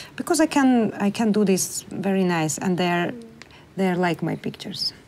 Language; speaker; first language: English; non-native, learner; Russian